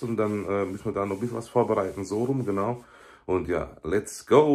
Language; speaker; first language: German; native; German